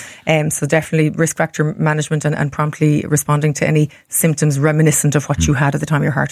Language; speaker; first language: English; native; English